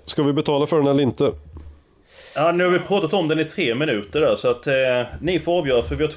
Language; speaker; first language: Swedish; native; Swedish